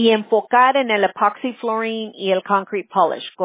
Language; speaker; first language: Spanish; early bilingual, heritage; Spanish